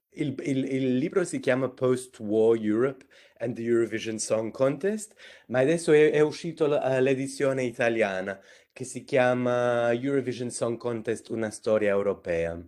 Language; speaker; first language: Italian; non-native, fluent; English